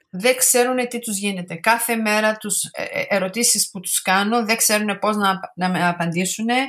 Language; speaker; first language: Greek; early bilingual, heritage; Greek